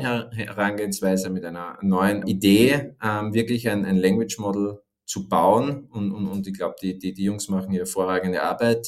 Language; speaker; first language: German; native; German